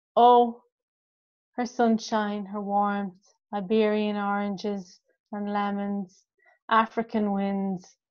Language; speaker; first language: English; native; English